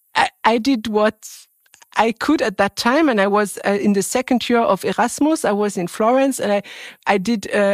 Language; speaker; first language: English; non-native, fluent; French